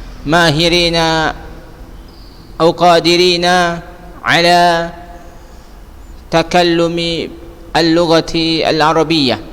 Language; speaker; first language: Arabic; non-native, fluent; Indonesian